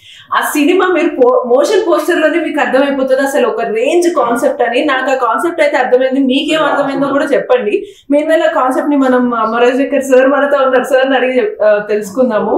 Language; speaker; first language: Telugu; native; Telugu